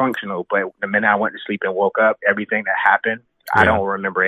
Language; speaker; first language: English; native; English